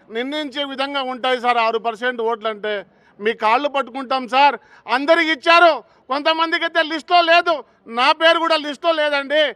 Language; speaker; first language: Telugu; non-native, local second language; Lambadi